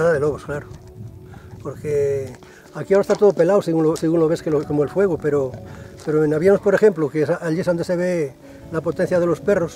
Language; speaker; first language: Spanish; native; Spanish